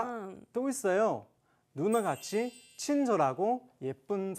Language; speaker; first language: Korean; non-native, learner; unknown